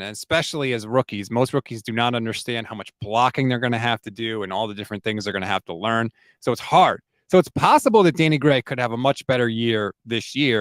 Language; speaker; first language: English; native; English